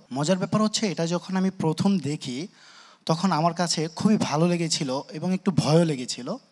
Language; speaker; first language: Bangla; native; Bangla